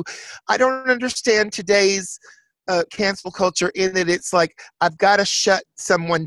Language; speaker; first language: English; native; English